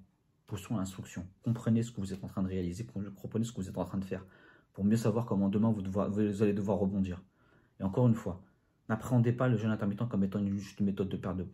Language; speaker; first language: French; native; French